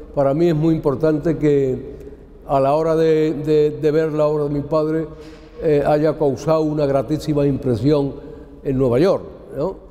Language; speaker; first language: Spanish; native; Spanish